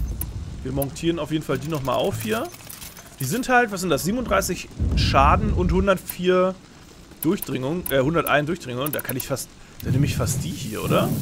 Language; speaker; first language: German; native; German